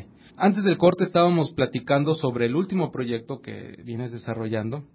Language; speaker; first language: Spanish; native; Spanish